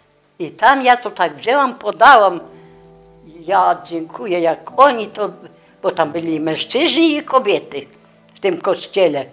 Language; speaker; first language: Polish; non-native, local second language; Kashubian